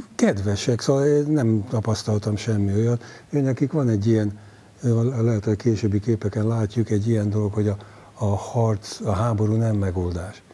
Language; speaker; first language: Hungarian; native; Hungarian